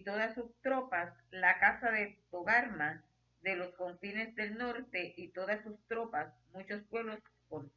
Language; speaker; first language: Spanish; native; Spanish